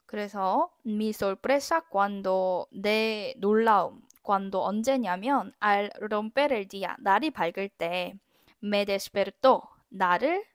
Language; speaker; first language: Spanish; non-native, fluent; Korean